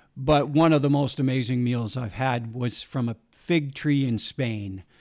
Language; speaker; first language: English; native; English